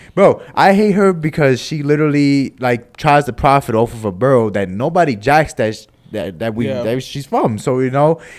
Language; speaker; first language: English; native; English